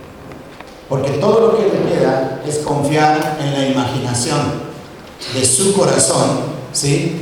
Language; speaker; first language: Spanish; native; Spanish